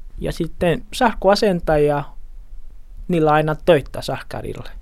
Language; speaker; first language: Finnish; non-native, learner; Portuguese